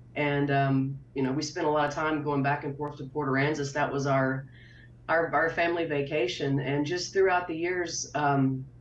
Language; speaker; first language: English; native; English